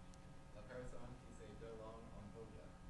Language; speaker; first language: French; non-native, learner; English